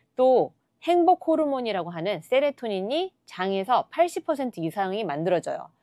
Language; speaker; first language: Korean; native; Korean